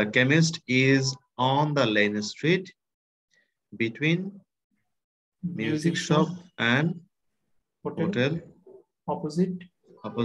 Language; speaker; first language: English; non-native, fluent; Bangla